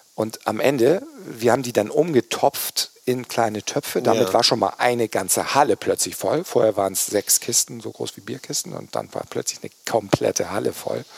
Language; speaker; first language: German; native; German